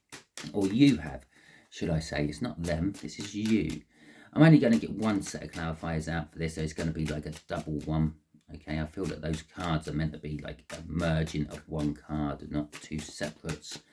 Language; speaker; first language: English; native; English